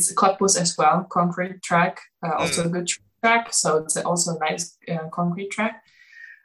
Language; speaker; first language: English; non-native, fluent; German